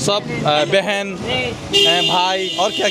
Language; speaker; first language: Hindi; non-native, learner; Bangla